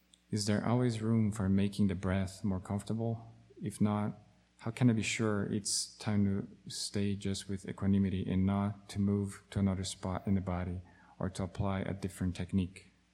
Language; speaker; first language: English; non-native, fluent; Portuguese